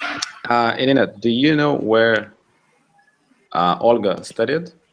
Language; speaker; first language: English; non-native, fluent; Russian